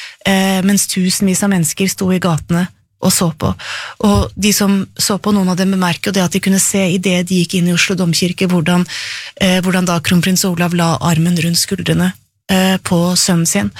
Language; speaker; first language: Norwegian; native; Norwegian